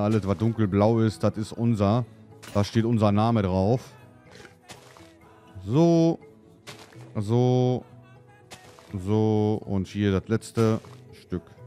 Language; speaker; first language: German; native; German